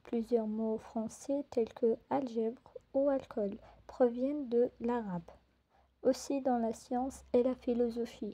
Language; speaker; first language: French; non-native, local second language; Arabic